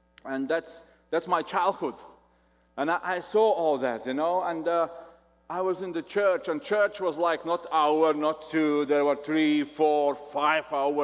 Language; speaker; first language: English; non-native, fluent; Latvian